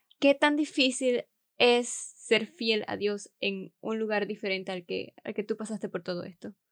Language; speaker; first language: Spanish; native; Spanish